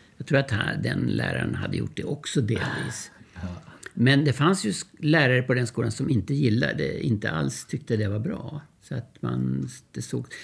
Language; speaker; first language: Swedish; early bilingual, other home language; German